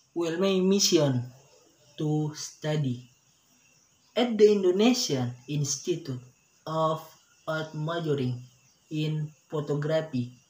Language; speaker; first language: English; non-native, learner; Indonesian